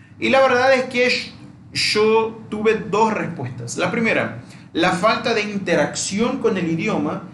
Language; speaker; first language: Spanish; non-native, fluent; Portuguese